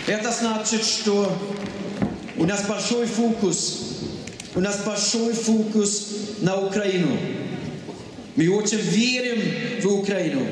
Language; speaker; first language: Russian; non-native, fluent; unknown